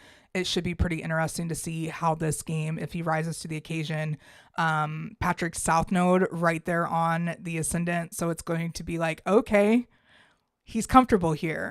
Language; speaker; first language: English; native; English